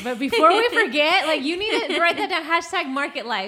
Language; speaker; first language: English; early bilingual, other home language; Spanish